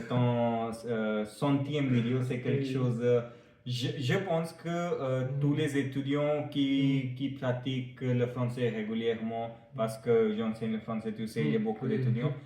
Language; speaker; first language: French; non-native, fluent; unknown